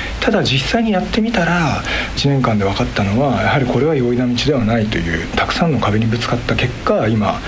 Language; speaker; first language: Japanese; native; Japanese